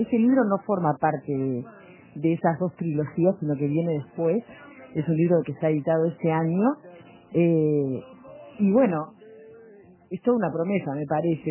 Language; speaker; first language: Spanish; native; Spanish